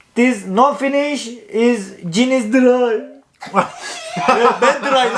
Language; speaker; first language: English; non-native, learner; Turkish